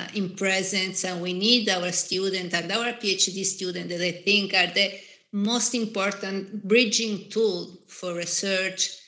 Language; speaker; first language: English; non-native, fluent; Italian